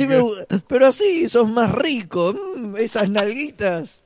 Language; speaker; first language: Spanish; native; Spanish